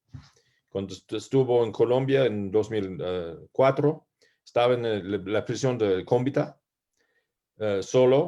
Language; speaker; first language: Spanish; non-native, learner; English